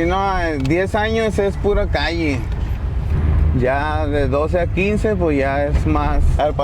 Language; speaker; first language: Spanish; native; Spanish